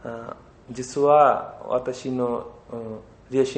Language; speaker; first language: Japanese; non-native, learner; Bangla